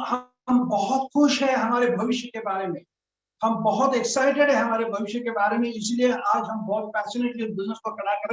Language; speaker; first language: Hindi; native; Hindi